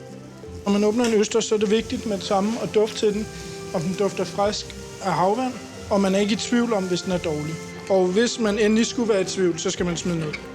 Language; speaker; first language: Danish; native; Danish